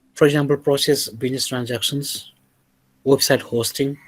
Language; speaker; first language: English; non-native, local second language; Nepali